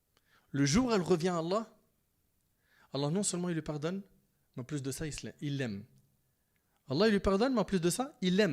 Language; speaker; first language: French; native; French